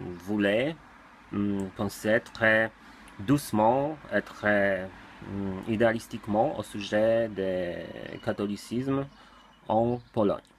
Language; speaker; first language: French; non-native, learner; Polish